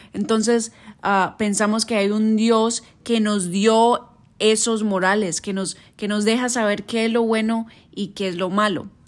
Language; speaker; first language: Spanish; early bilingual, heritage; Spanish